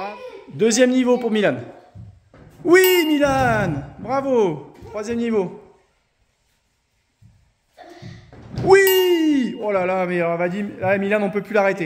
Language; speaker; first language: French; native; French